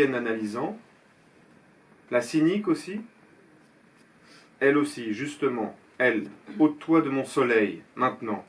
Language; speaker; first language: French; native; French